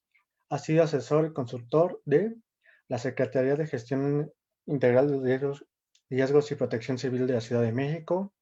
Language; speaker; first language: Spanish; native; Spanish